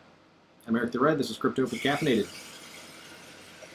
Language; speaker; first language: English; native; English